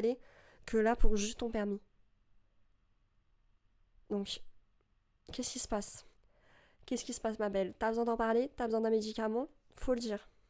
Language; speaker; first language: French; native; French